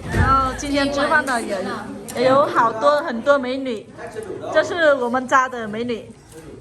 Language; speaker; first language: Chinese; non-native, fluent; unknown